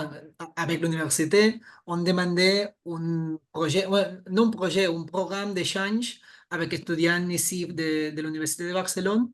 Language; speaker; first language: French; non-native, fluent; Catalan